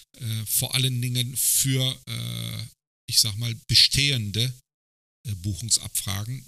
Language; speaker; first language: German; early bilingual, other home language; Turkish